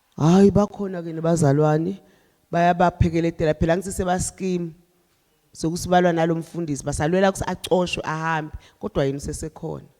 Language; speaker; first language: Zulu; non-native, local second language; Swati